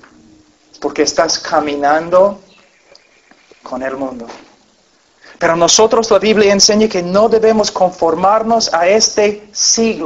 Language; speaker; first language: Spanish; non-native, fluent; English